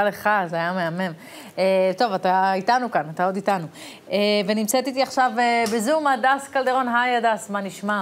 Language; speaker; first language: Hebrew; native; Hebrew